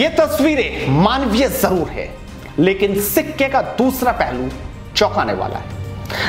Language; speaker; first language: Hindi; native; Hindi